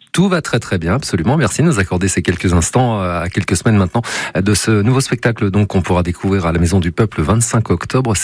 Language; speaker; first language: French; native; French